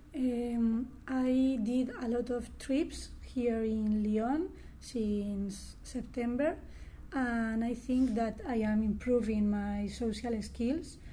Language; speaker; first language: English; non-native, learner; Spanish